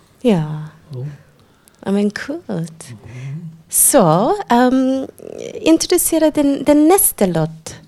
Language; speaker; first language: Swedish; non-native, fluent; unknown